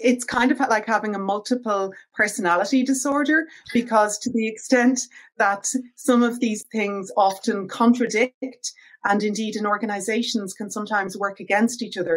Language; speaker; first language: English; native; English